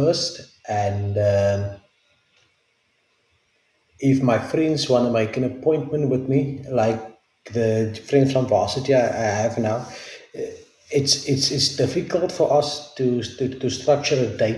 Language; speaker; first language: English; non-native, local second language; Afrikaans